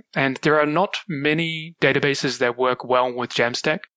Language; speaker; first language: English; native; English